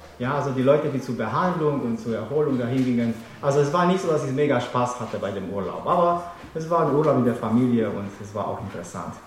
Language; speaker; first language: German; non-native, fluent; Romanian